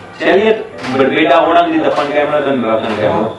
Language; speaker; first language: Indonesian; non-native, fluent; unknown